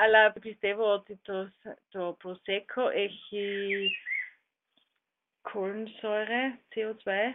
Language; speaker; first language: Greek; non-native, learner; German